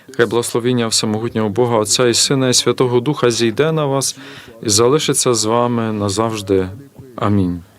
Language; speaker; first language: Ukrainian; native; Ukrainian